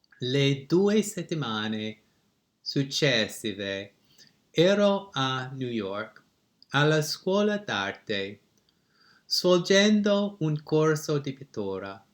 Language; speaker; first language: Italian; non-native, learner; English